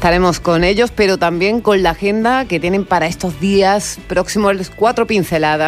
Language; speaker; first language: Spanish; native; Spanish